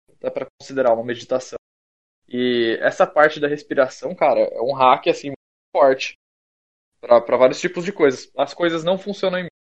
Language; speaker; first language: Portuguese; native; Portuguese